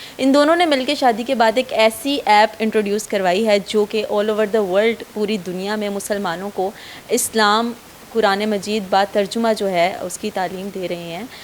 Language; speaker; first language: Urdu; native; Urdu